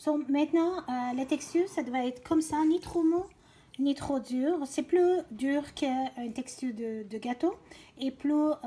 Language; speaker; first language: French; non-native, learner; Persian